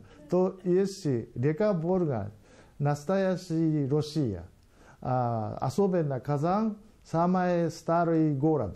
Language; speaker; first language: Russian; non-native, learner; Japanese